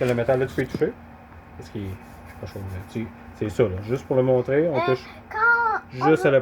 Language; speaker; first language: French; native; French